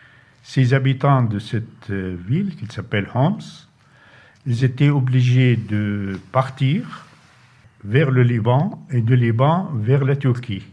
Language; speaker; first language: French; non-native, fluent; Arabic